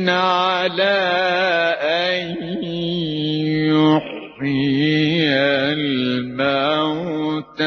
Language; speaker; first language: Arabic; native; Arabic